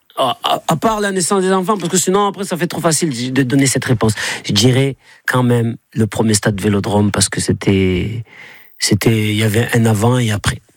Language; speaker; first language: French; native; French